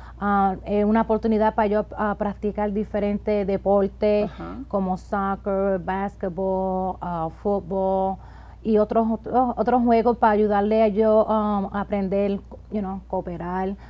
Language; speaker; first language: Spanish; early bilingual, heritage; Spanish